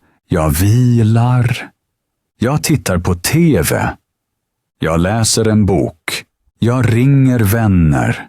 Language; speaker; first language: Swedish; native; Swedish